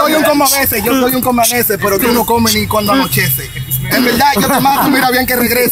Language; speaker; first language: Spanish; native; Spanish